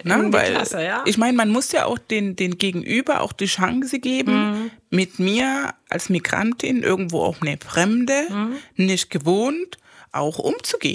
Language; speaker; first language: German; non-native, fluent; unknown